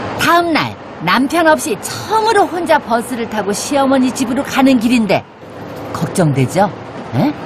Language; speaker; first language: Korean; native; Korean